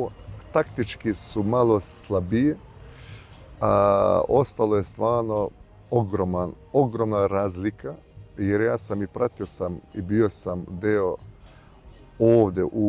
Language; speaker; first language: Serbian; early bilingual, heritage; Bosnian